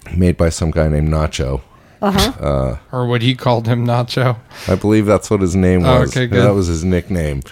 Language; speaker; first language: English; native; English